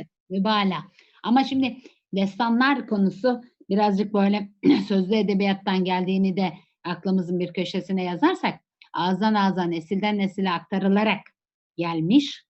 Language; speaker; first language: Turkish; native; Turkish